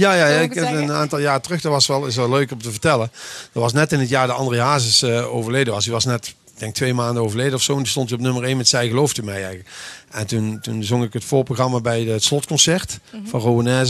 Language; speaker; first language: Dutch; native; Dutch